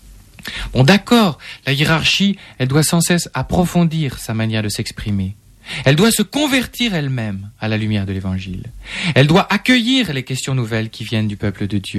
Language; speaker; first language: French; native; French